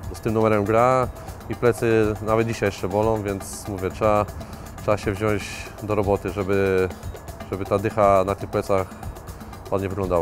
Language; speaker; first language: Polish; native; Polish